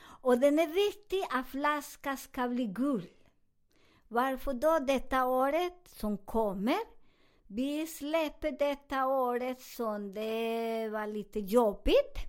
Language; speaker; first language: Swedish; non-native, fluent; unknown